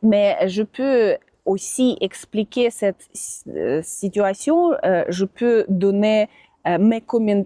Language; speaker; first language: French; non-native, fluent; Russian